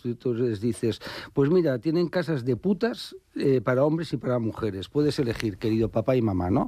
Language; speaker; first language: Spanish; native; Spanish